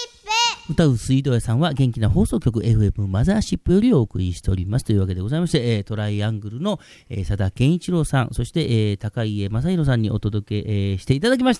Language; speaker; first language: Japanese; native; Japanese